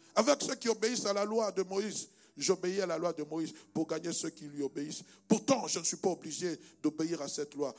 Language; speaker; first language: French; non-native, local second language; Lingala